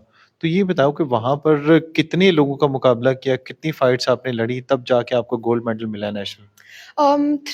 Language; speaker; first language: Urdu; native; Urdu